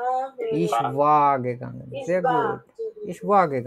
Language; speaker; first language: German; non-native, fluent; Bangla